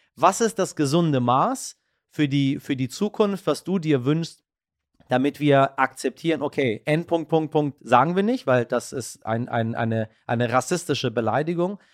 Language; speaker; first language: German; early bilingual, other home language; Persian